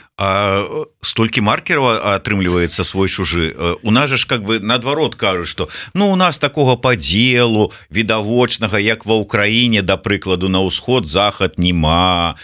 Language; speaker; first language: Belarusian; native; Belarusian